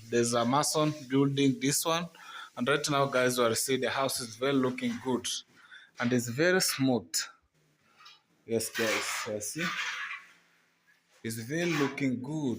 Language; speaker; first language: English; non-native, learner; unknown